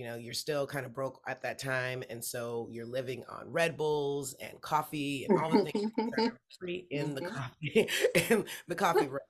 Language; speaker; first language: English; native; English